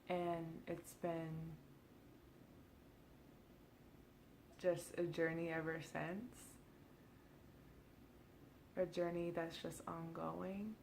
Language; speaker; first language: English; native; English